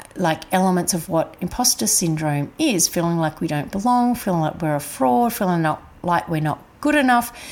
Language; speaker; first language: English; native; English